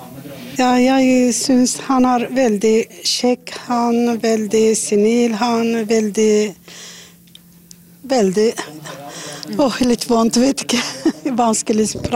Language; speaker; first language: Norwegian; non-native, learner; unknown